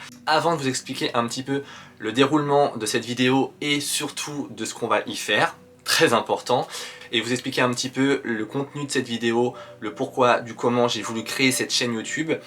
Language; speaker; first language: French; native; French